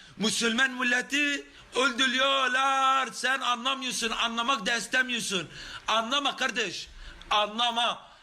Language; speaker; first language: Turkish; non-native, learner; Arabic